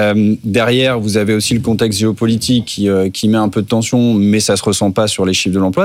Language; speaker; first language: French; native; French